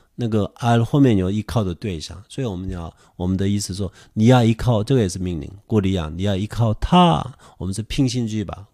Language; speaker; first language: Chinese; non-native, fluent; Korean